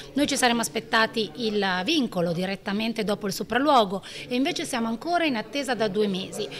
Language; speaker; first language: Italian; native; Italian